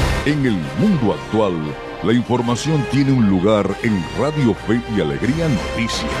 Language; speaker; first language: Spanish; native; Spanish